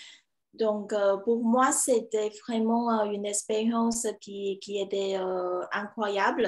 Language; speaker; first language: French; non-native, fluent; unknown